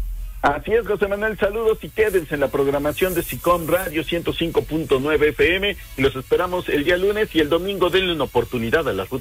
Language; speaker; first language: Spanish; native; Spanish